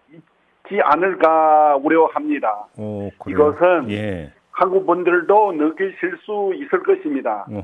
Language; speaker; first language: Korean; non-native, fluent; Chinese